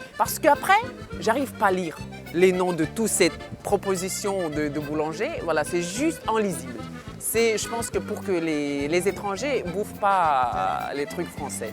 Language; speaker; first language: French; non-native, fluent; Ukrainian